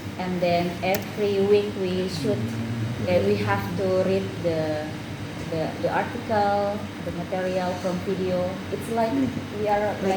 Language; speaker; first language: English; non-native, learner; Indonesian